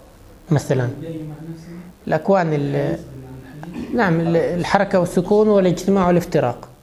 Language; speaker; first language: Arabic; native; Arabic